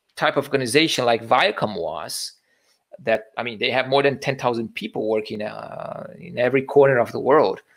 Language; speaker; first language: English; non-native, fluent; Portuguese